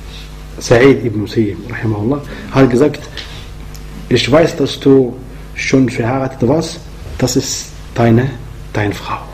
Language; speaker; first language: German; non-native, fluent; Arabic